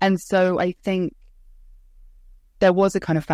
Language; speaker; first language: English; native; English